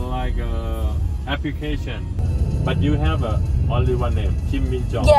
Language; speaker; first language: English; non-native, learner; Thai